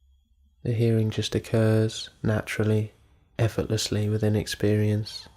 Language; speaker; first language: English; native; English